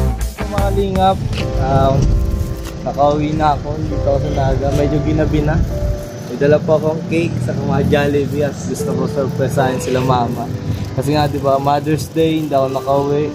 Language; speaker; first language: Filipino; non-native, local second language; Bikol